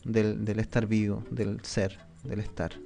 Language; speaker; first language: Spanish; native; Spanish